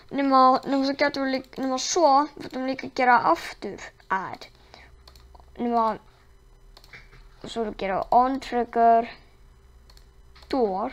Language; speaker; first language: Icelandic; non-native, learner; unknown